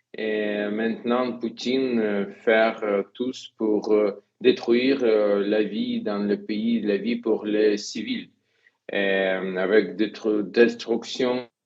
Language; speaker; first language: French; non-native, fluent; Ukrainian